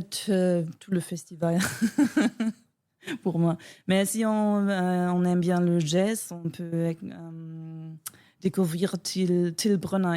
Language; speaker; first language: French; non-native, learner; German